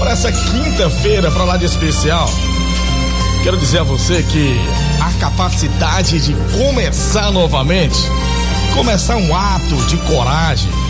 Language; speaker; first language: Portuguese; native; Portuguese